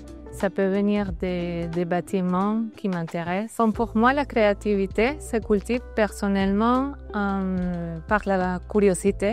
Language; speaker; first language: French; non-native, fluent; Spanish